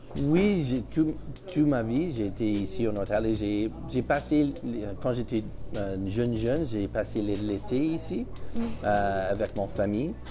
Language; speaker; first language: French; early bilingual, heritage; English